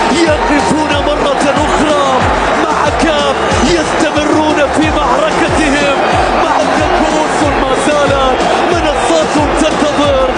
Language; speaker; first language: Arabic; native; Arabic